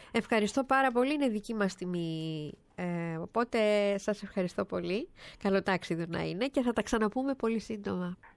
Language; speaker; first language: Greek; native; Greek